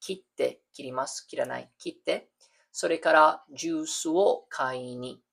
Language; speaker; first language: Japanese; non-native, fluent; English